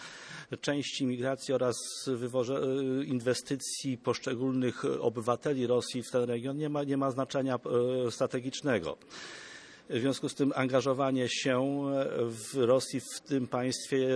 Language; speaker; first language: Polish; native; Polish